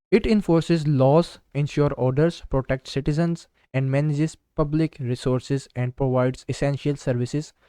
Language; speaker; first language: English; non-native, local second language; Urdu